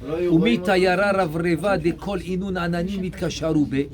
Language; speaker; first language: Hebrew; non-native, fluent; French